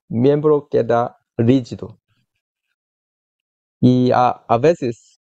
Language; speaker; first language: Spanish; non-native, learner; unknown